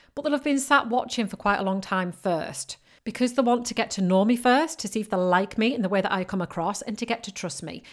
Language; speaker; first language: English; native; English